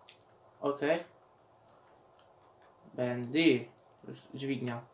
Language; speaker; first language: Polish; native; Polish